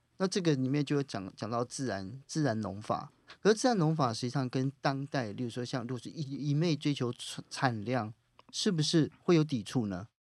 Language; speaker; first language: Chinese; native; Chinese